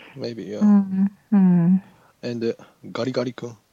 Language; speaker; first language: English; non-native, learner; Japanese